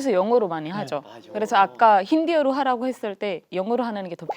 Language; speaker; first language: Korean; non-native, fluent; Marathi